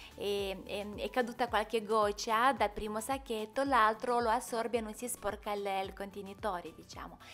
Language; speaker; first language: Italian; non-native, fluent; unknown